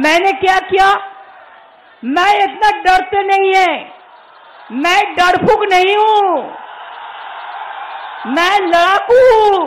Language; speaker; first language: Hindi; non-native, local second language; Bangla